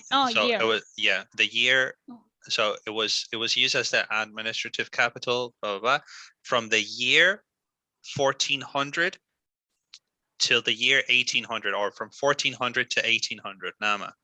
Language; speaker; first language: English; non-native, fluent; Spanish